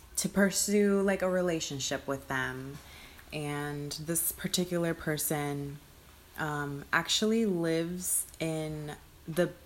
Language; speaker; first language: English; early bilingual, other home language; Spanish